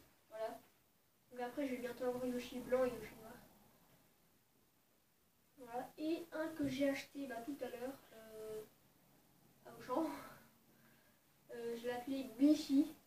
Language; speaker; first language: French; native; French